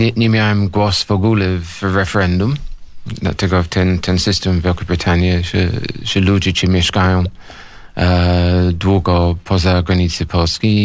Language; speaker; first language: Polish; non-native, fluent; English